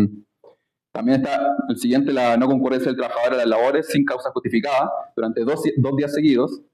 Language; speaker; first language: Spanish; native; Spanish